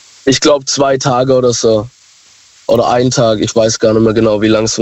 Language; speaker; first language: German; native; German